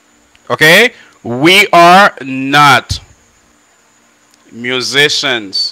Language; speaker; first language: English; non-native, fluent; Haitian Creole